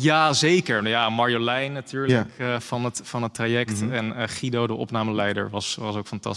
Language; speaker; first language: Dutch; native; Dutch